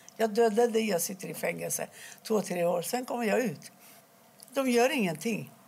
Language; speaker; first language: Swedish; non-native, fluent; Persian